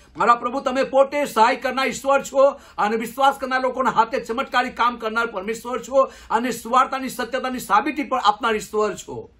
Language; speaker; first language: Gujarati; non-native, local second language; Gamit